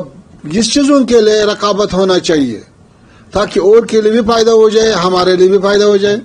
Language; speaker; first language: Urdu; non-native, fluent; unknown